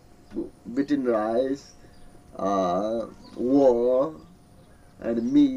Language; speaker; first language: English; non-native, learner; Newari